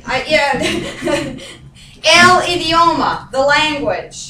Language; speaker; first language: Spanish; non-native, fluent; English